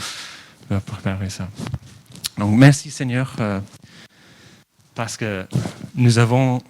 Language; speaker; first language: French; non-native, fluent; English